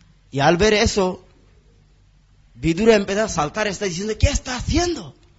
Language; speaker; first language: Spanish; non-native, learner; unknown